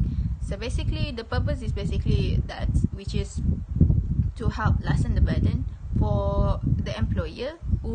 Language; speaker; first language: English; non-native, local second language; Malay